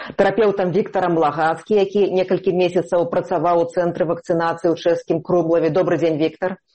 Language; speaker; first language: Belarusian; native; Belarusian